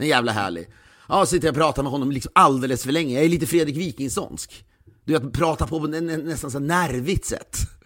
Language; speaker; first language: Swedish; native; Swedish